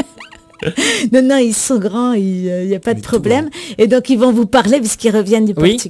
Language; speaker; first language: French; native; French